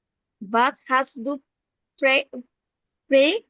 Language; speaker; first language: German; non-native, learner; Bangla